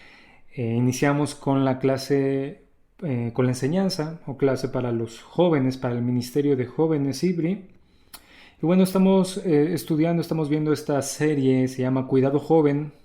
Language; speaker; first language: Spanish; native; Spanish